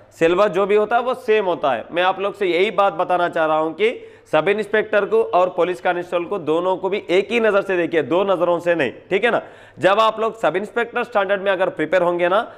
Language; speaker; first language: Hindi; non-native, local second language; Telugu